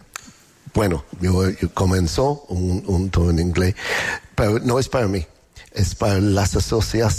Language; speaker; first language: Spanish; non-native, learner; English